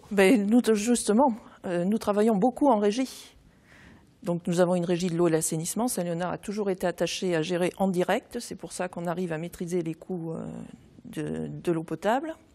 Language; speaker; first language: French; native; French